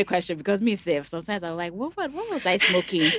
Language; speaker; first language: English; non-native, local second language; Yoruba